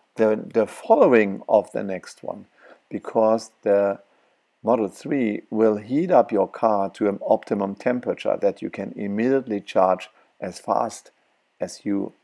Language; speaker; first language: English; non-native, fluent; German